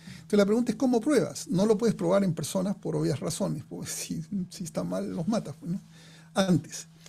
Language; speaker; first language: Spanish; non-native, fluent; English